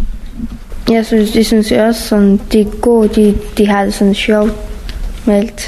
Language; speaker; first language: Danish; non-native, learner; Persian